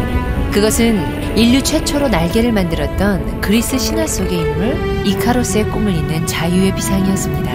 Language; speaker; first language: Korean; native; Korean